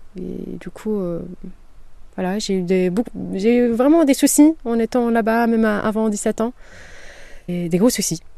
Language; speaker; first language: French; non-native, local second language; Kabyle